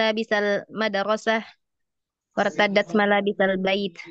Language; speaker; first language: Arabic; non-native, learner; Indonesian